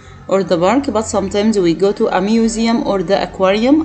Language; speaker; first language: English; non-native, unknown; Arabic